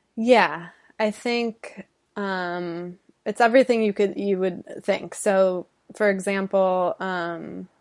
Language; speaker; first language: English; native; English